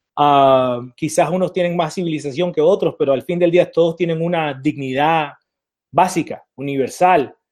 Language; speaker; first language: Spanish; early bilingual, heritage; Spanish